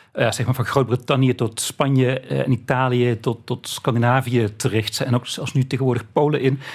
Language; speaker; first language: Dutch; native; Dutch